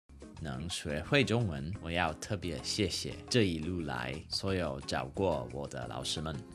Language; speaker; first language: Chinese; non-native, fluent; English